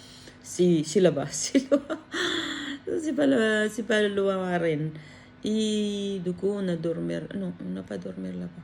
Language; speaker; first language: French; non-native, learner; Filipino